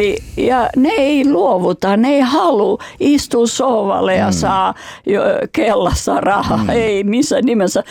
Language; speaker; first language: Finnish; non-native, fluent; Albanian